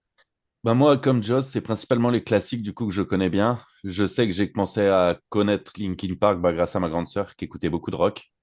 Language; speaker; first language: French; native; French